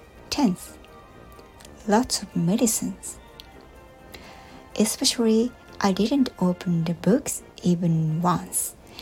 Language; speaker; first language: English; non-native, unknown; Japanese